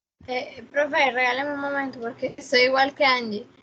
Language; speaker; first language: Spanish; native; Spanish